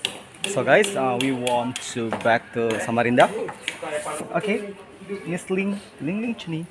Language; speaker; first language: English; non-native, learner; Indonesian